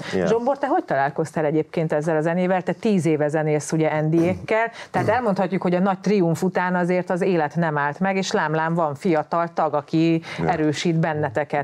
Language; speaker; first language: Hungarian; native; Hungarian